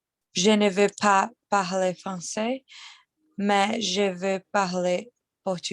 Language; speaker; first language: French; non-native, learner; Portuguese